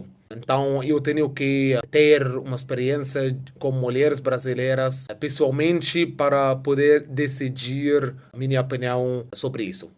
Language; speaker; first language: Portuguese; non-native, fluent; Arabic